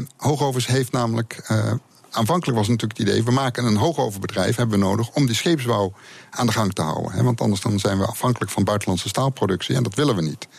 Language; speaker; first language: Dutch; native; Dutch